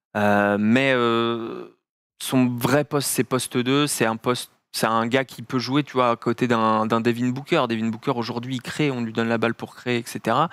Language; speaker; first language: French; native; French